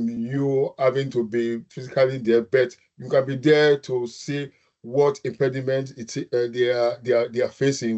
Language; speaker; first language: English; non-native, local second language; Yoruba